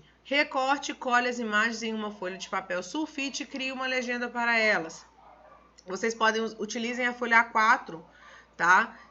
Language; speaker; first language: Portuguese; native; Portuguese